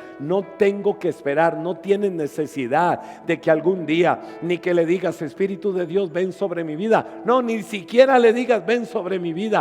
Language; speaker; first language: Spanish; native; Spanish